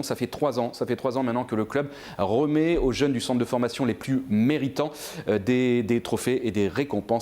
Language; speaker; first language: French; native; French